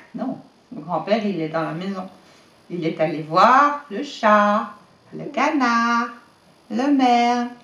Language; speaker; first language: French; native; French